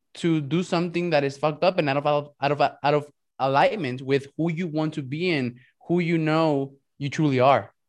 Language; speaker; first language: English; early bilingual, other home language; Spanish